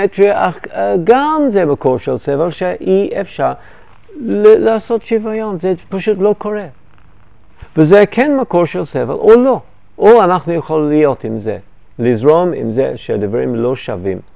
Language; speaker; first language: Hebrew; non-native, fluent; English